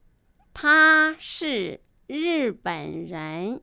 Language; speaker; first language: Chinese; non-native, fluent; Japanese